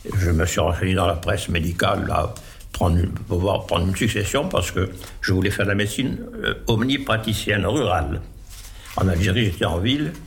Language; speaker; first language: French; native; French